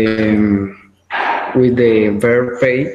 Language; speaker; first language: English; non-native, learner; Spanish